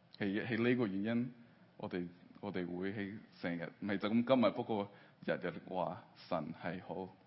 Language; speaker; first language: Cantonese; early bilingual, heritage; Cantonese